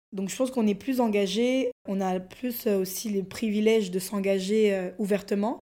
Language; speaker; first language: French; non-native, local second language; Lingala